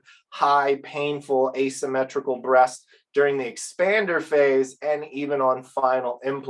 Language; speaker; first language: English; native; English